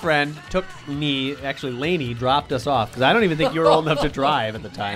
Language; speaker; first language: English; native; English